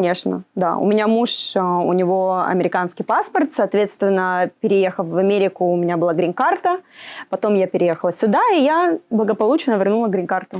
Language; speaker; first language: Russian; native; Russian